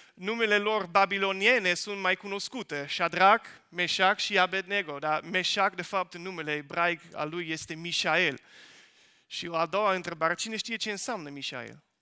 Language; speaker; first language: Romanian; non-native, fluent; Dutch